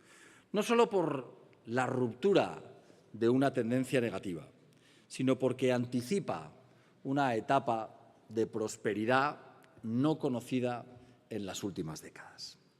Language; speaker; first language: Spanish; native; Spanish